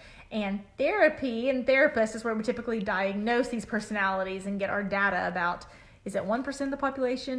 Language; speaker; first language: English; native; English